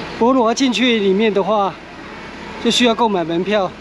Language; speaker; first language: Chinese; native; Chinese